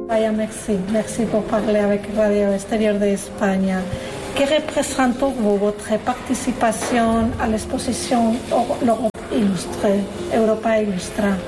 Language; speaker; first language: French; non-native, fluent; Spanish